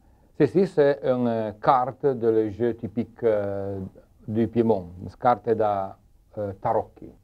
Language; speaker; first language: French; non-native, learner; Italian